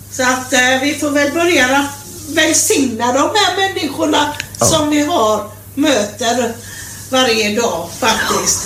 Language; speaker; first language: Swedish; native; Swedish